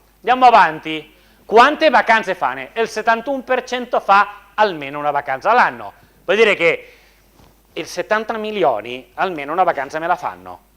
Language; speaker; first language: Italian; non-native, fluent; Spanish